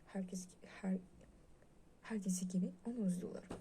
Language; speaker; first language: Turkish; non-native, learner; Russian